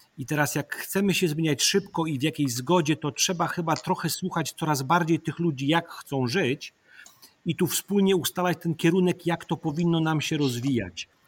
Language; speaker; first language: Polish; native; Polish